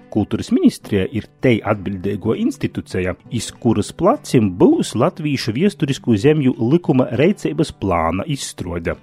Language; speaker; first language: Latvian; native; Latvian